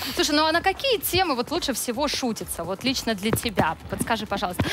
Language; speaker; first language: Russian; native; Russian